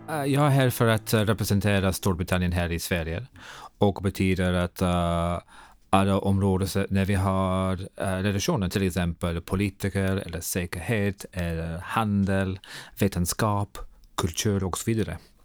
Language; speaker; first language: Swedish; non-native, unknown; English